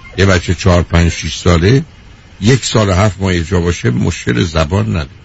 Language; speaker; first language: Persian; native; Persian